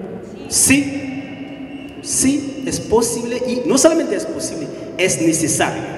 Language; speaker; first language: Spanish; non-native, fluent; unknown